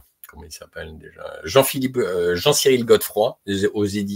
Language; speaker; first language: French; native; French